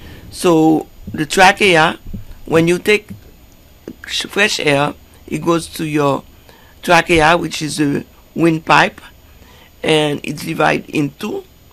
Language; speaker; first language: English; non-native, fluent; Haitian Creole